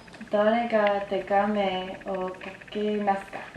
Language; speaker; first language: Japanese; non-native, learner; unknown